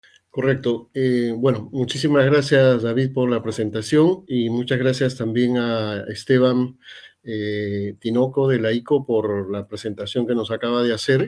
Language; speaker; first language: Spanish; native; Spanish